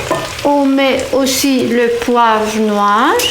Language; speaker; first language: French; non-native, fluent; Turkish